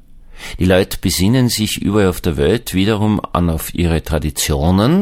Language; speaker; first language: German; native; German